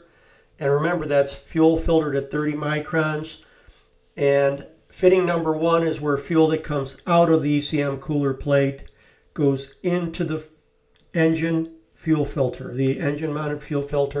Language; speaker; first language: English; native; English